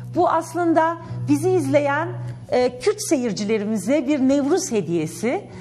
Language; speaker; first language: Turkish; native; Turkish